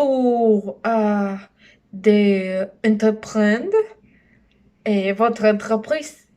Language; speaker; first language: French; non-native, learner; Spanish